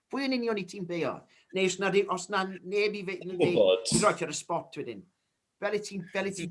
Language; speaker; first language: Welsh; native; Welsh